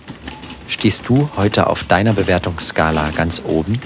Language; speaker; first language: German; native; German